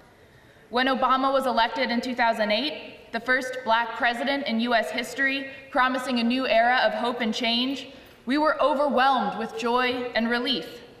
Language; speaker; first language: English; native; English